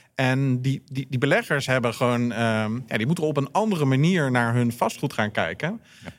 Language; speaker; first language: Dutch; native; Dutch